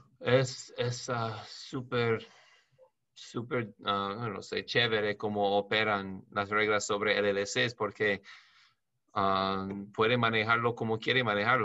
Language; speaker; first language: Spanish; non-native, learner; English